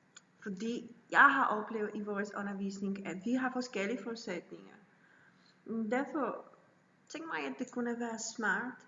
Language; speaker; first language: Danish; non-native, learner; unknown